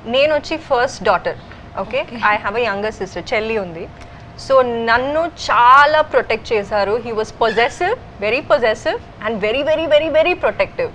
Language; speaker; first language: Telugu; early bilingual, heritage; Kannada